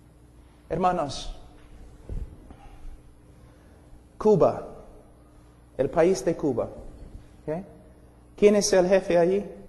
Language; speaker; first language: Spanish; non-native, fluent; English